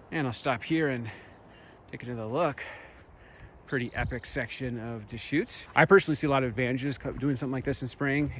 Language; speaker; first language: English; native; English